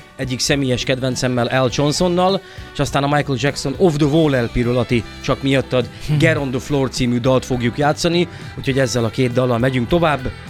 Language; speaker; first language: Hungarian; native; Hungarian